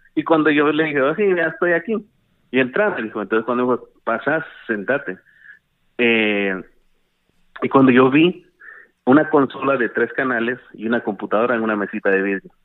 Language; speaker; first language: Spanish; native; Spanish